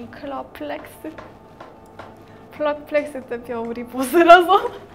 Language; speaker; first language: Korean; non-native, fluent; Russian